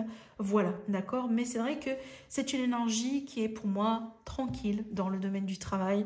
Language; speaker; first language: French; native; French